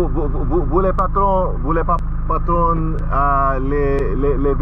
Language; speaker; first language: French; non-native, learner; English